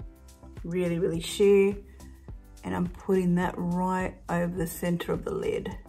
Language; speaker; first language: English; native; English